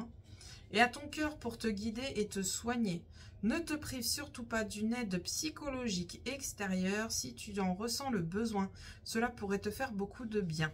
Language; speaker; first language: French; native; French